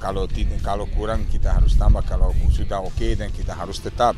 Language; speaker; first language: Indonesian; non-native, fluent; Serbian